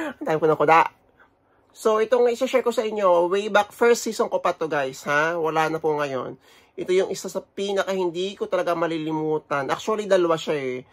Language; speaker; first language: Filipino; native; Filipino